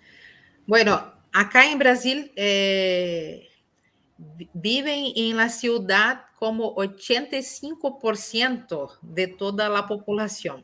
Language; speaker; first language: Spanish; non-native, fluent; Portuguese